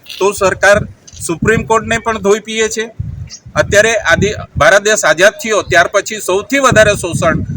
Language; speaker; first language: Gujarati; non-native, local second language; Gamit